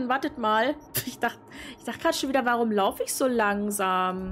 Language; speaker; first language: German; native; German